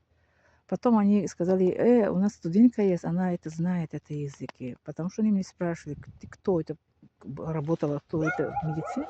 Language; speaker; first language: Russian; non-native, local second language; Tajik